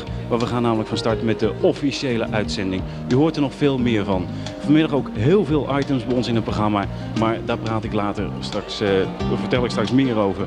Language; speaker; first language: Dutch; native; Dutch